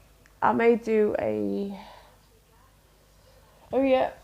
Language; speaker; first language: English; native; English